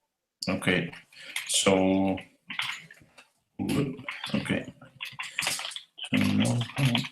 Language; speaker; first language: English; non-native, fluent; Spanish